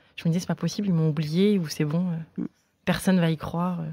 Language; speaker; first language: French; native; French